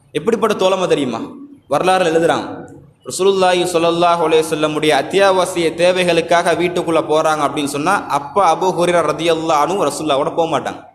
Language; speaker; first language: Tamil; native; Tamil